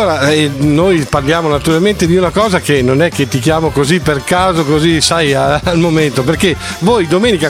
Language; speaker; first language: Italian; native; Italian